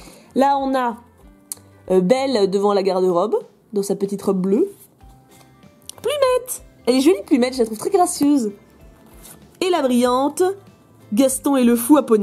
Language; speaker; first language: French; native; French